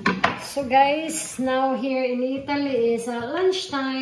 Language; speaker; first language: English; non-native, local second language; Filipino